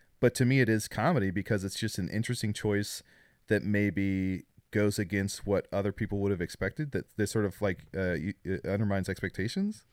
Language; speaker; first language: English; native; English